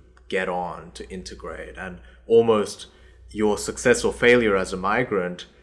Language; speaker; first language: English; early bilingual, other home language; Korean